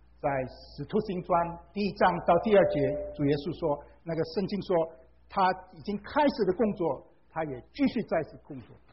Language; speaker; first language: Chinese; non-native, fluent; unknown